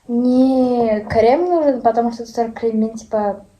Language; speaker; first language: Russian; non-native, local second language; Kazakh